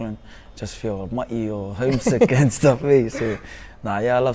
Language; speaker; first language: English; native; English